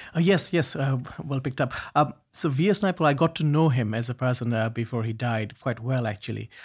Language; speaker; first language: English; non-native, local second language; Bangla